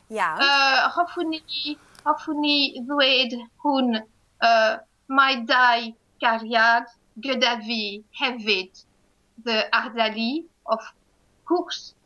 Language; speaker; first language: Welsh; non-native, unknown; French